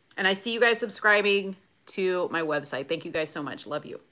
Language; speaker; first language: English; native; English